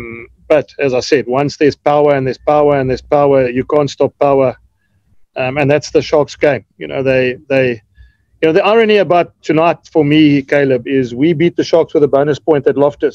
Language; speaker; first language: English; native; English